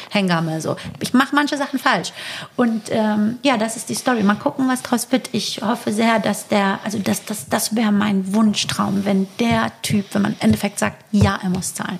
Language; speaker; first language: German; early bilingual, other home language; Persian